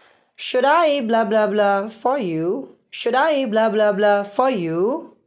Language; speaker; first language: English; non-native, fluent; Indonesian